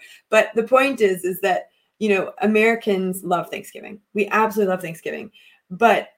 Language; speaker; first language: English; native; English